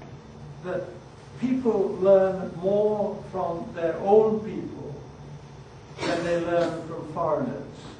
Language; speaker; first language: English; native; English